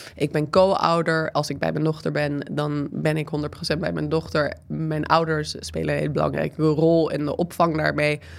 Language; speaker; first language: Dutch; non-native, fluent; English